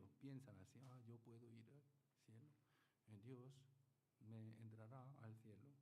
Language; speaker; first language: Spanish; non-native, learner; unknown